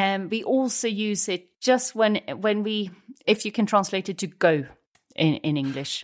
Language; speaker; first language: English; non-native, fluent; Swedish